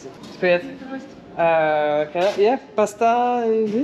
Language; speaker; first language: English; non-native, learner; French